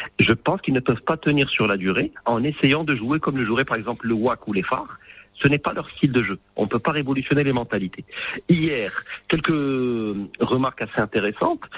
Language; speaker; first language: French; non-native, local second language; Arabic